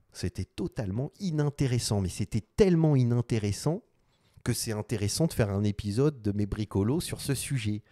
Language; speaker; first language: French; native; French